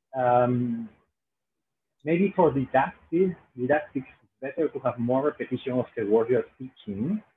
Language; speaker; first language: English; non-native, fluent; Spanish